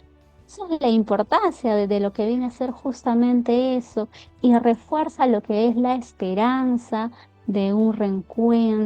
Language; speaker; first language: Spanish; native; Spanish